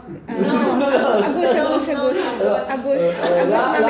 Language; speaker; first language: French; non-native, learner; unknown